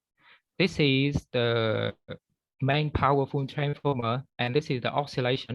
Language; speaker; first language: English; non-native, fluent; Vietnamese